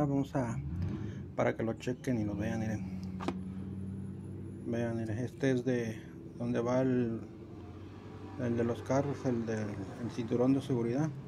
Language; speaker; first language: Spanish; native; Spanish